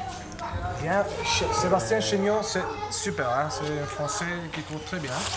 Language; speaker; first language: French; non-native, fluent; Spanish